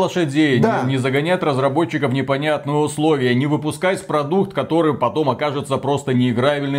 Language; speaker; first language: Russian; native; Russian